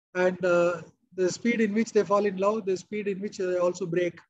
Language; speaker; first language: English; non-native, local second language; Kannada